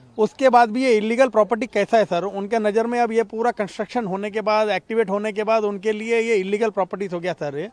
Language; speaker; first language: Hindi; non-native, local second language; Urdu